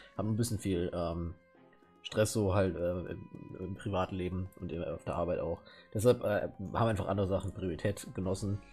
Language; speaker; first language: German; native; German